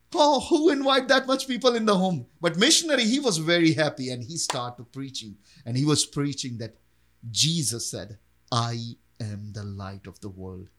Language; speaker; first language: English; non-native, local second language; Urdu